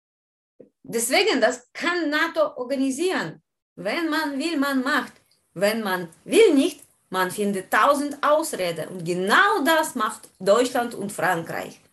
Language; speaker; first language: German; non-native, learner; Ukrainian